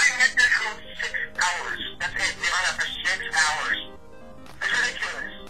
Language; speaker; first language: English; native; English